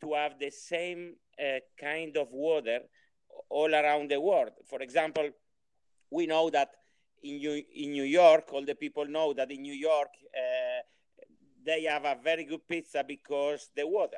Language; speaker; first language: English; non-native, learner; Italian